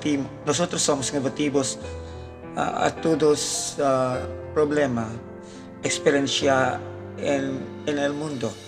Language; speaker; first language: Spanish; non-native, learner; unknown